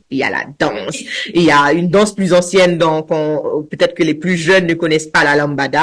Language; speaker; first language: French; native; French